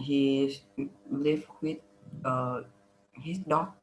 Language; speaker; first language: English; non-native, learner; Vietnamese